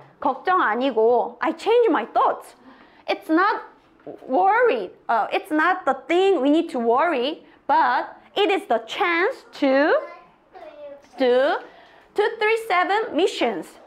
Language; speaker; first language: English; non-native, fluent; Korean